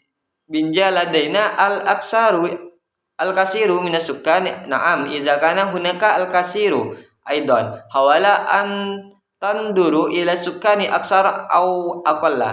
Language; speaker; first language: Arabic; non-native, learner; Indonesian